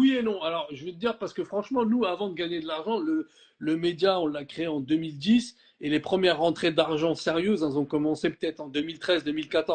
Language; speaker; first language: French; native; French